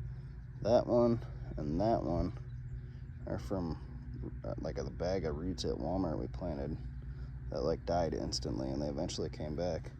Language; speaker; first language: English; native; English